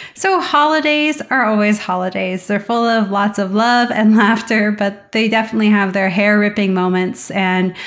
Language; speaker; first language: English; native; English